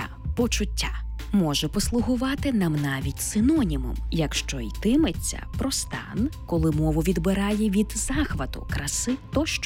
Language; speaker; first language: Ukrainian; native; Ukrainian